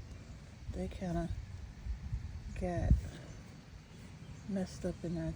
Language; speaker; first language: English; native; English